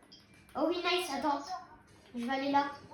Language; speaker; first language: French; native; French